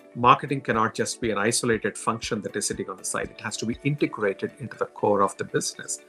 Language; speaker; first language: English; non-native, local second language; Telugu